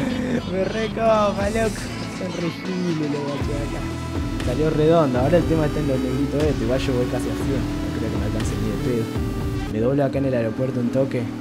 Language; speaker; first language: Spanish; native; Spanish